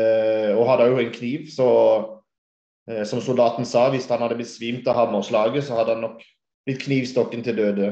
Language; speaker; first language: Norwegian; native; Norwegian